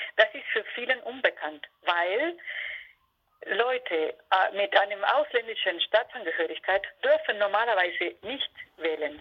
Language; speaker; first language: German; non-native, fluent; Spanish